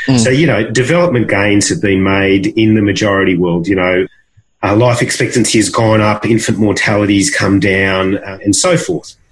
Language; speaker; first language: English; native; English